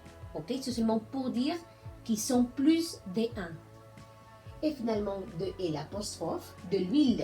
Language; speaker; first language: French; non-native, learner; Spanish